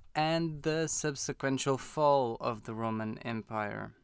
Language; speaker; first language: English; non-native, fluent; Portuguese